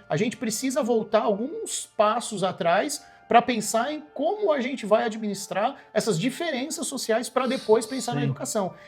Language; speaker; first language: Portuguese; native; Portuguese